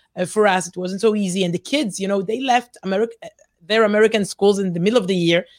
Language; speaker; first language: English; non-native, fluent; Hebrew